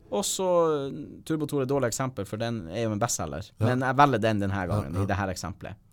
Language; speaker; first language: Norwegian; native; Norwegian